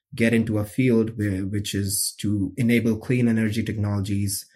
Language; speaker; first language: English; non-native, local second language; Hindi